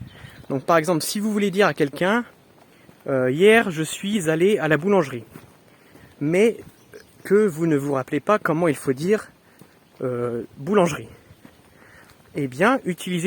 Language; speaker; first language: French; native; French